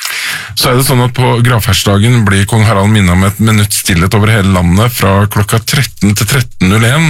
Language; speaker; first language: Norwegian; native; Norwegian